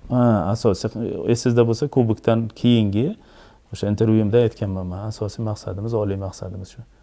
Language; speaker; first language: Uzbek; native; Uzbek